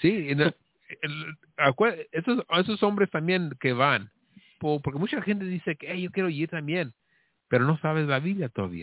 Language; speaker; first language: Spanish; early bilingual, heritage; Spanish